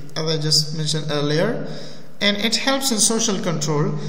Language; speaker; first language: English; non-native, fluent; Persian